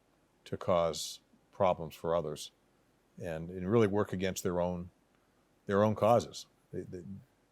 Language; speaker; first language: English; native; English